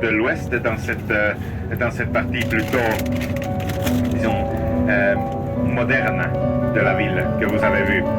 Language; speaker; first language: French; non-native, fluent; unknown